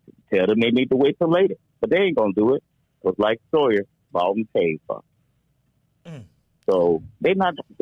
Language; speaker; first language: English; native; English